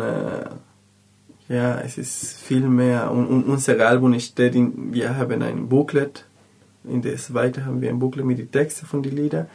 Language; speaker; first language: German; non-native, learner; Spanish